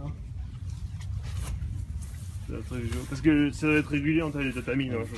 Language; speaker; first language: French; early bilingual, other home language; Japanese